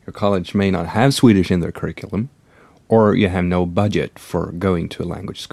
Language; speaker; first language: English; non-native, fluent; Swedish